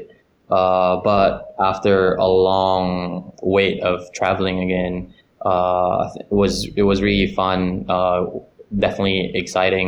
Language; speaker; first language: English; non-native, local second language; Filipino